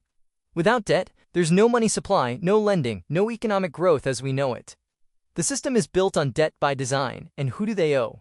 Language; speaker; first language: English; native; English